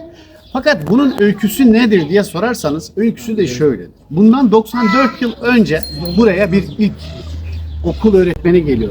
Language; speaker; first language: Turkish; native; Turkish